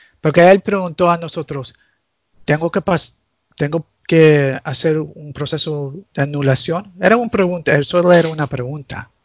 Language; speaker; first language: Spanish; early bilingual, heritage; Spanish